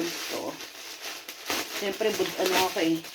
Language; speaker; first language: Filipino; native; Filipino